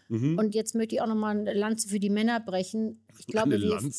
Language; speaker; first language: German; native; German